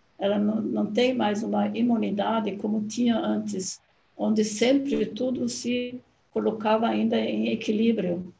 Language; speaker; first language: Portuguese; non-native, fluent; German